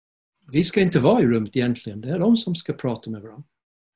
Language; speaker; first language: Swedish; non-native, fluent; English